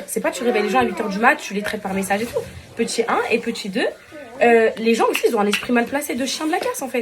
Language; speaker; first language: French; native; French